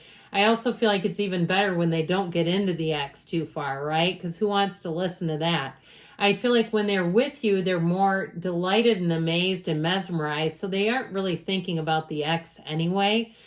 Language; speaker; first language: English; native; English